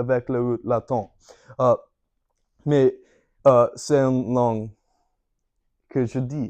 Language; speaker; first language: French; non-native, learner; English